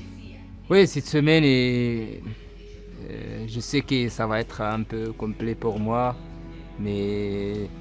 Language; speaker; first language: French; non-native, local second language; Arabic